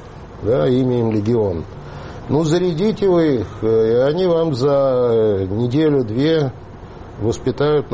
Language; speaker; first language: Russian; native; Russian